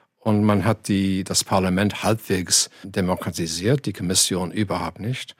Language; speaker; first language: German; non-native, fluent; English